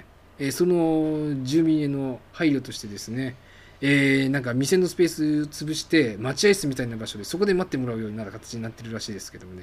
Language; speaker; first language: Japanese; native; Japanese